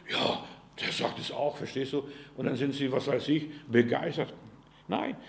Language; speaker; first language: German; non-native, fluent; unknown